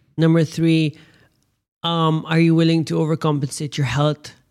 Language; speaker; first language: English; non-native, local second language; Urdu